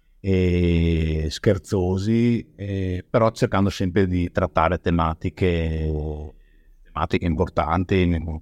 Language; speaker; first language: Italian; native; Italian